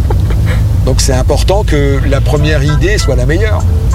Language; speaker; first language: French; native; French